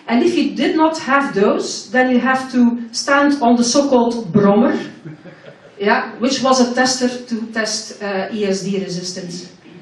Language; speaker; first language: English; non-native, fluent; Dutch